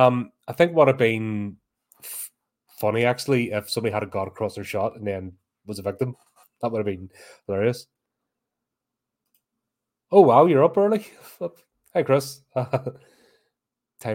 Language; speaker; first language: English; native; English